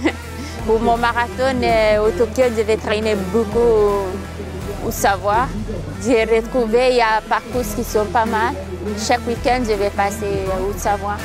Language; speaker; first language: French; non-native, learner; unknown